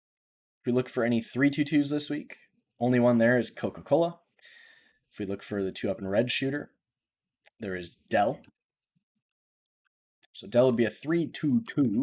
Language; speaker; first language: English; native; English